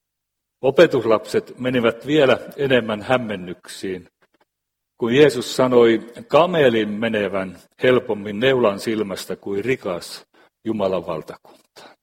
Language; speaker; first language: Finnish; native; Finnish